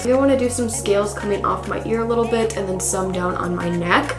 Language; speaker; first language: English; native; English